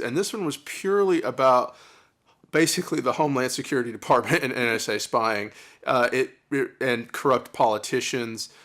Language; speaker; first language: English; native; English